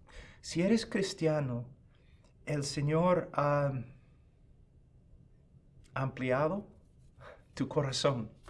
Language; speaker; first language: Spanish; non-native, fluent; English